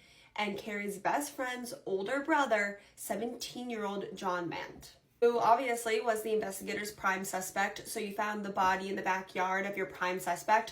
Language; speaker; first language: English; native; English